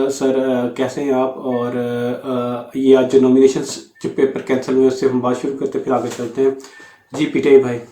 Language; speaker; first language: Urdu; non-native, local second language; Punjabi